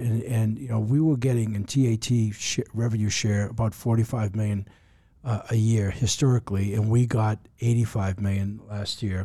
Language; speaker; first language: English; native; English